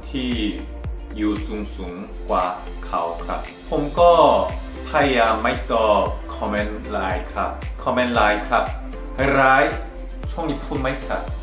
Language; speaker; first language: Thai; non-native, fluent; Korean